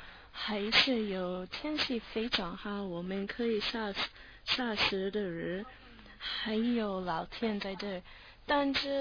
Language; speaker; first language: Chinese; non-native, learner; English